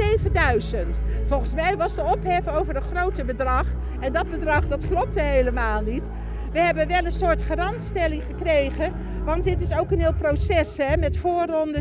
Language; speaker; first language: Dutch; native; Dutch